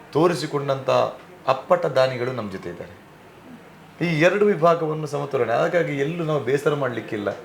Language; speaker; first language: Kannada; non-native, local second language; Tulu